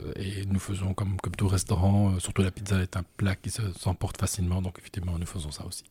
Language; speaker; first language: French; native; French